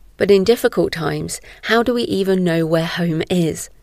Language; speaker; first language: English; native; English